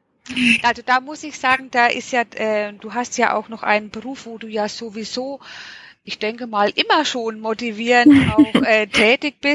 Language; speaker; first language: German; native; German